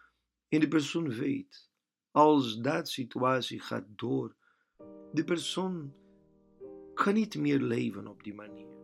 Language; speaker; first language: Dutch; non-native, learner; Portuguese